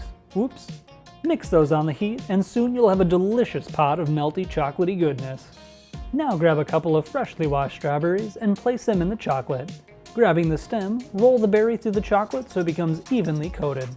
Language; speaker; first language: English; native; English